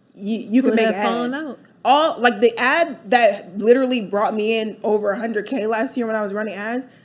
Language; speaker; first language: English; native; English